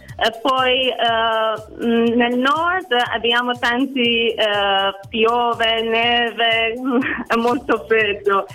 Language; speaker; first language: Italian; non-native, learner; Persian